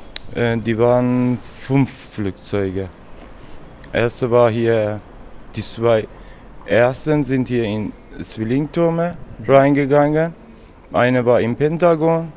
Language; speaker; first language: German; non-native, fluent; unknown